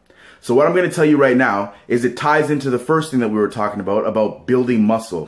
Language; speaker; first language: English; native; English